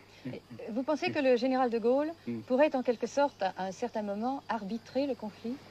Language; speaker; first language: French; native; French